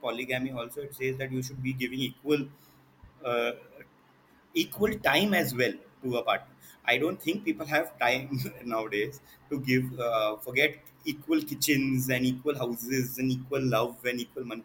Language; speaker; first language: English; non-native, local second language; Hindi